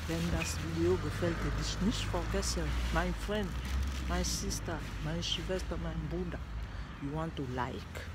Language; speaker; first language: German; non-native, learner; French